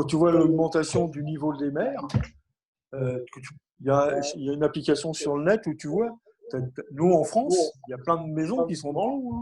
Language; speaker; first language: French; native; French